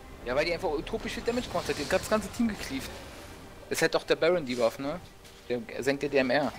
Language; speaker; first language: German; native; German